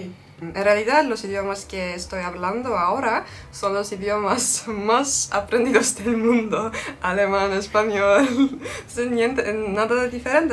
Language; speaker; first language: Spanish; non-native, fluent; Turkish